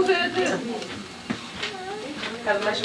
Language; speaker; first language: English; native; English